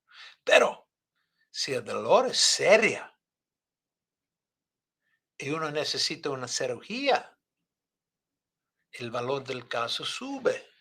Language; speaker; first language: Spanish; non-native, fluent; Italian